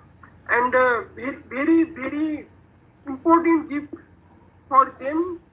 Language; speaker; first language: English; non-native, learner; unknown